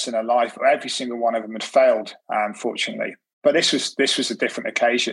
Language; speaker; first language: English; native; English